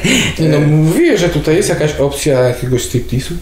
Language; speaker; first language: Polish; native; Polish